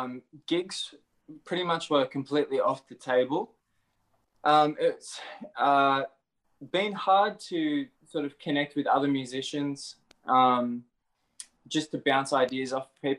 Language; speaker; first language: English; native; English